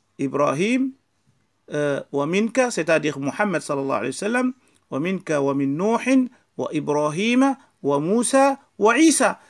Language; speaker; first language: French; non-native, local second language; Wolof